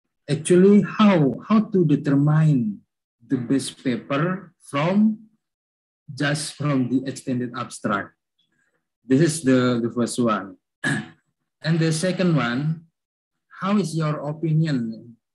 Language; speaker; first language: English; non-native, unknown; Javanese